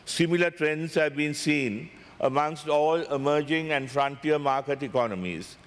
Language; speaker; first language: English; non-native, local second language; Sinhala